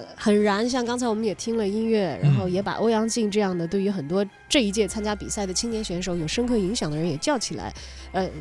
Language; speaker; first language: Chinese; native; Chinese